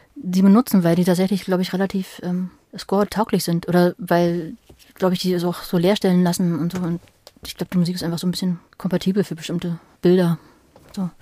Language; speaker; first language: German; native; German